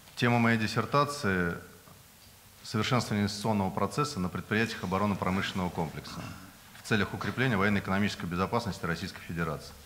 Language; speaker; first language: Russian; native; Russian